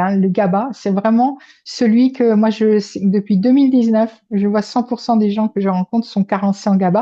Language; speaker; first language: French; native; French